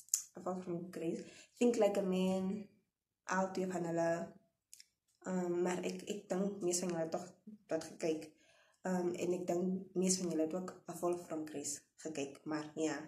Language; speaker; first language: Afrikaans; non-native, local second language; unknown